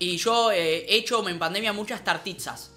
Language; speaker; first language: Spanish; native; Spanish